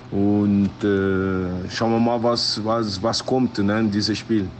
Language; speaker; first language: German; non-native, learner; Portuguese